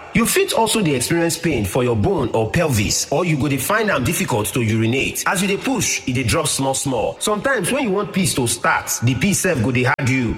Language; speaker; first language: Nigerian Pidgin; native; Nigerian Pidgin